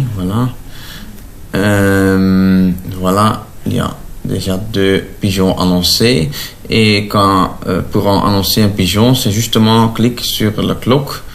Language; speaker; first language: French; non-native, local second language; Dutch